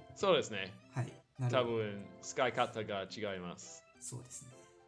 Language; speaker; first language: Japanese; non-native, learner; English